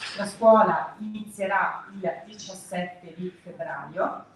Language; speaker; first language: Italian; native; Italian